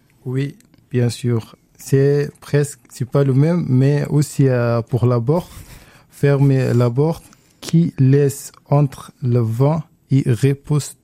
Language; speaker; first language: French; non-native, learner; Arabic